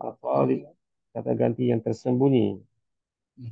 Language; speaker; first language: Indonesian; non-native, learner; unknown